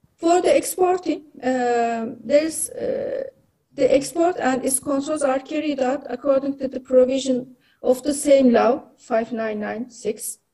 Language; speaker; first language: English; non-native, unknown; Turkish